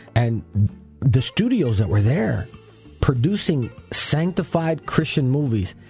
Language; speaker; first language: English; early bilingual, other home language; Spanish